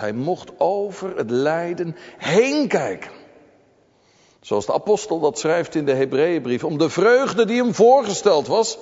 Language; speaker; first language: Dutch; native; Dutch